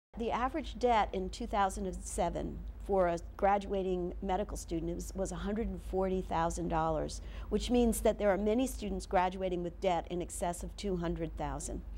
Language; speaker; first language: English; native; English